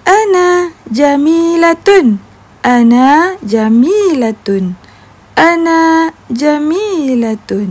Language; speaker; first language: Arabic; non-native, fluent; Malay